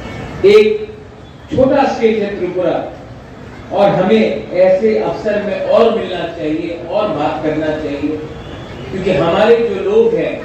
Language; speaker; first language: Hindi; non-native, local second language; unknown